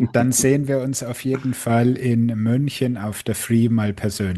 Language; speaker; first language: German; native; German